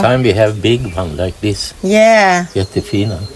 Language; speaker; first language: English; non-native, learner; Swedish